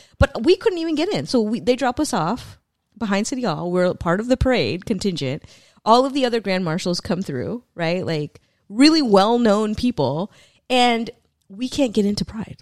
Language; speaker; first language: English; early bilingual, other home language; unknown